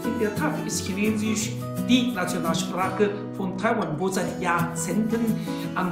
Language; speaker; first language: German; non-native, fluent; Chinese